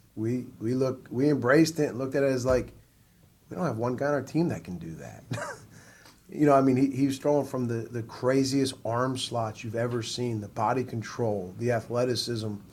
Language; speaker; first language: English; native; English